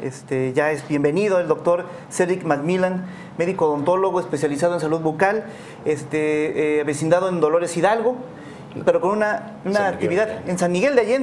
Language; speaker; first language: Spanish; native; Spanish